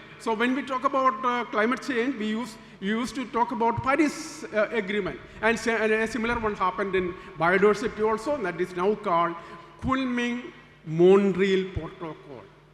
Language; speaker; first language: English; non-native, local second language; Malayalam